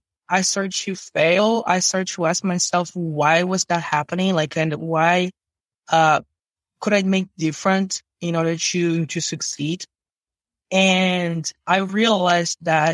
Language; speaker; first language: English; non-native, fluent; Portuguese